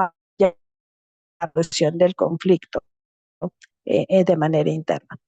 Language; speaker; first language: Spanish; native; Spanish